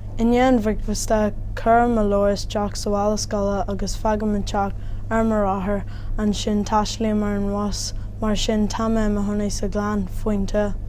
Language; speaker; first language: Irish; non-native, local second language; English